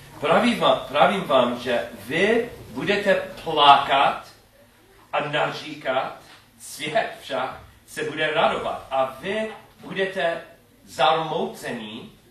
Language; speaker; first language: Czech; non-native, learner; English